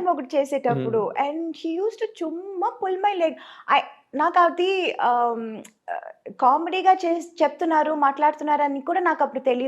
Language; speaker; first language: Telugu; non-native, local second language; Tamil